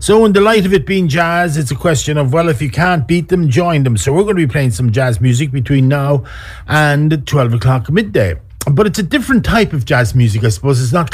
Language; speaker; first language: English; native; English